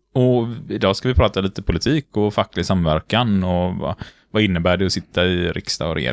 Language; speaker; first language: Swedish; native; Swedish